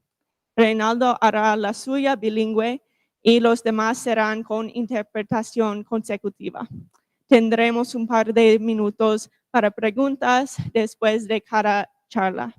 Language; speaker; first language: Spanish; non-native, fluent; English